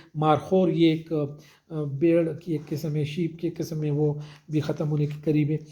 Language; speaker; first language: Urdu; non-native, local second language; Pashto